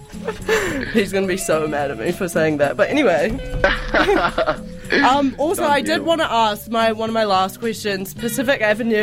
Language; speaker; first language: English; native; English